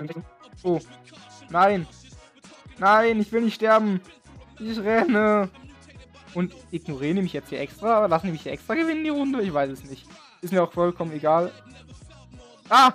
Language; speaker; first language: German; native; German